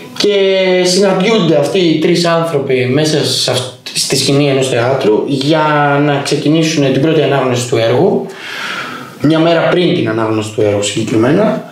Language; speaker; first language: Greek; early bilingual, other home language; Albanian